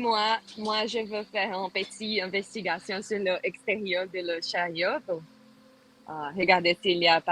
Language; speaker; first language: French; non-native, learner; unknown